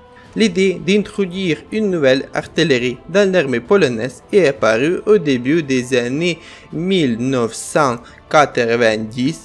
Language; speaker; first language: French; non-native, fluent; Ukrainian